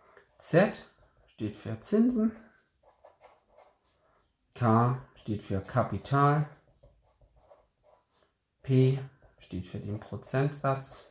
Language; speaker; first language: German; native; German